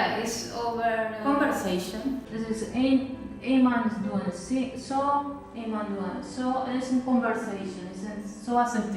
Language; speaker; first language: Dutch; non-native, learner; Spanish